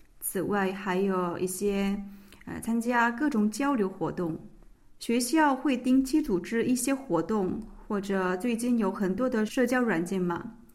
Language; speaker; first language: Chinese; non-native, fluent; Korean